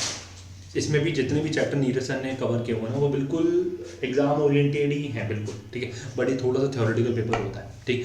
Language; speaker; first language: Hindi; native; Hindi